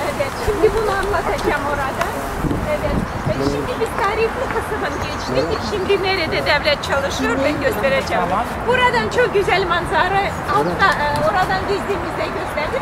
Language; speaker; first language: Turkish; non-native, fluent; Russian